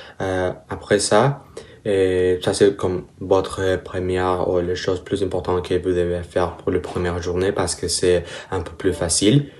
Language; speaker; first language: French; non-native, learner; Spanish